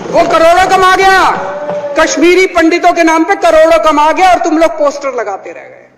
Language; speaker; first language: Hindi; native; Hindi